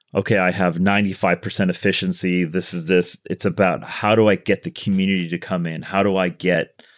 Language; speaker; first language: English; native; English